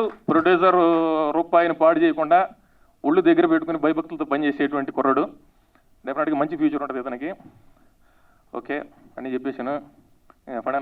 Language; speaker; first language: Telugu; native; Telugu